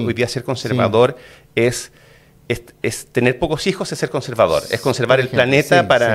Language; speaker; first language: Spanish; native; Spanish